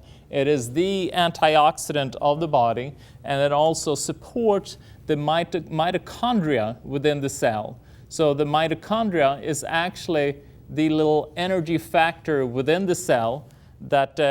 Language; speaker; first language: English; non-native, fluent; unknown